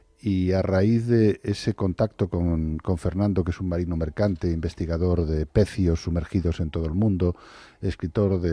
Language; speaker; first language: Spanish; native; Spanish